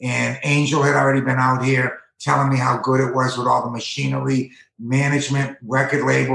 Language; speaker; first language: English; native; English